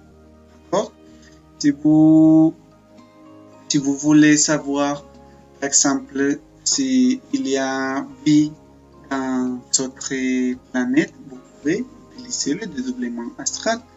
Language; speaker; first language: French; non-native, fluent; Spanish